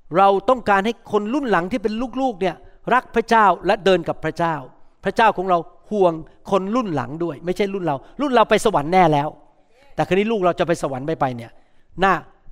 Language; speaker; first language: Thai; native; Thai